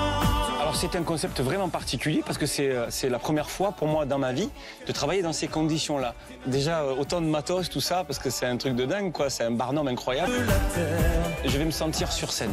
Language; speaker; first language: French; native; French